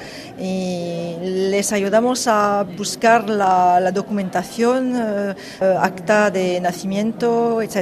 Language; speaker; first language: Spanish; early bilingual, heritage; French